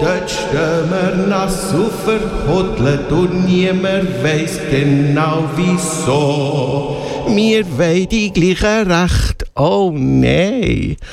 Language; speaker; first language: German; native; German